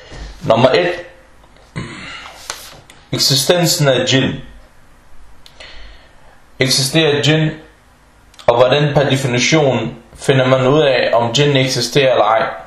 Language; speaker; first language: Danish; early bilingual, other home language; Arabic